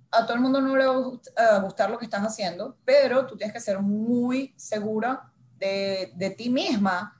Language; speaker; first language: Spanish; native; Spanish